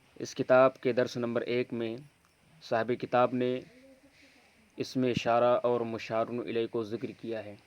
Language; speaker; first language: Urdu; native; Urdu